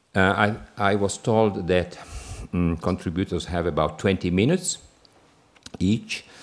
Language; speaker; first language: English; non-native, fluent; Italian